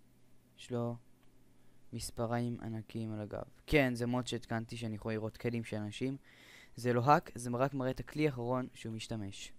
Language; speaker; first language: Hebrew; native; Hebrew